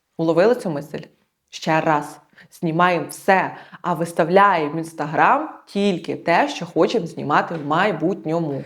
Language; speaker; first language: Ukrainian; non-native, local second language; Russian